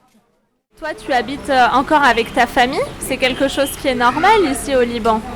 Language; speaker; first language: French; native; French